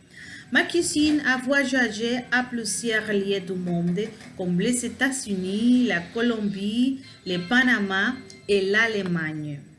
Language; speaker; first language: French; non-native, learner; Spanish